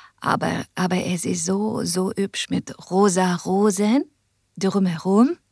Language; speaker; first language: German; non-native, learner; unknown